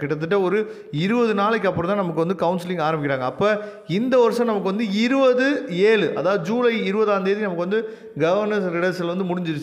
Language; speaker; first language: Tamil; native; Tamil